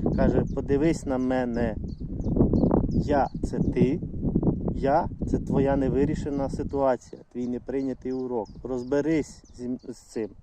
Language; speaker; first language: Ukrainian; non-native, local second language; Russian